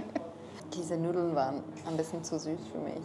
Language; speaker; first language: German; non-native, fluent; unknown